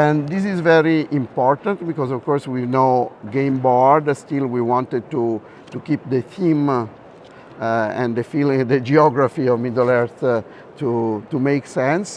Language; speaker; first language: English; non-native, fluent; Italian